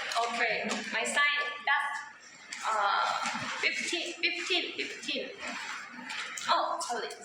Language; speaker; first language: English; non-native, learner; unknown